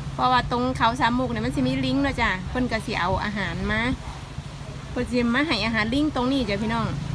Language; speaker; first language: Thai; native; Thai